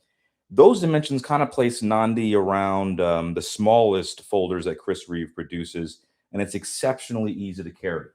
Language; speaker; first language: English; native; English